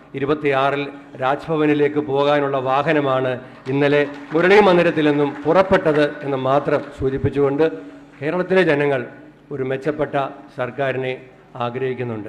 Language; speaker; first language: Malayalam; native; Malayalam